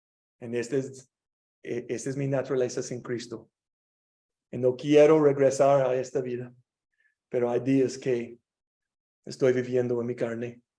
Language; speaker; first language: Spanish; non-native, learner; English